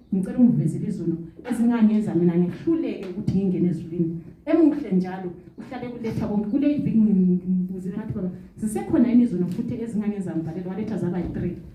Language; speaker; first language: Zulu; non-native, local second language; Xhosa